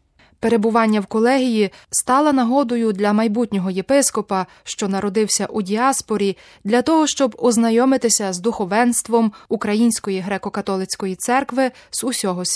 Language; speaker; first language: Ukrainian; native; Ukrainian